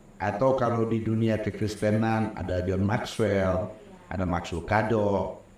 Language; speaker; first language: Indonesian; non-native, local second language; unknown